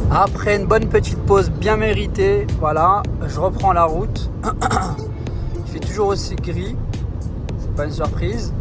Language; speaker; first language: French; native; French